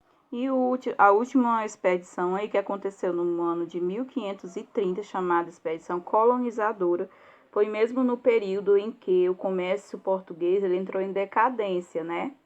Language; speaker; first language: Portuguese; native; Portuguese